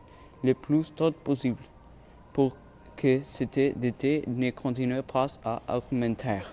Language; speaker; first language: French; non-native, learner; Spanish